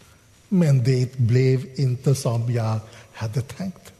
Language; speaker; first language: Swedish; non-native, fluent; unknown